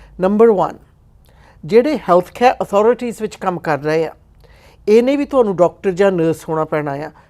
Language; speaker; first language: Punjabi; early bilingual, other home language; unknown